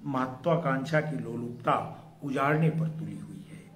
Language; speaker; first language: Hindi; native; Hindi